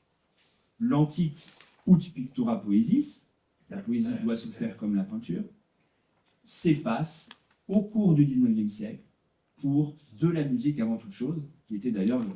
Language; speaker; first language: French; native; French